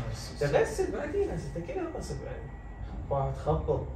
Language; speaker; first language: Arabic; native; Arabic